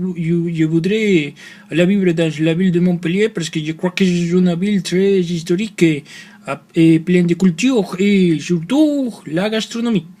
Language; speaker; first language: French; non-native, learner; Spanish